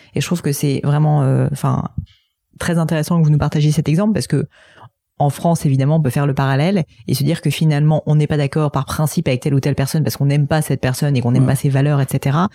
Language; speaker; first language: French; native; French